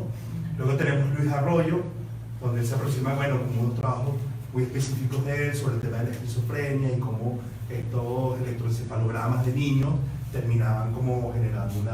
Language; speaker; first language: Spanish; native; Spanish